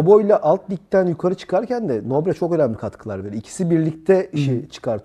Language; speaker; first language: Turkish; native; Turkish